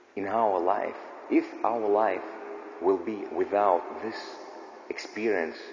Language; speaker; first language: English; non-native, learner; Lithuanian